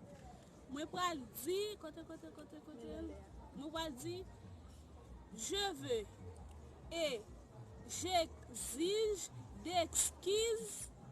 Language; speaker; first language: French; non-native, local second language; Haitian Creole